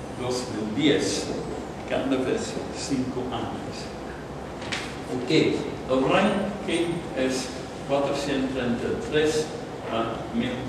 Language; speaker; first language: Spanish; non-native, fluent; Dutch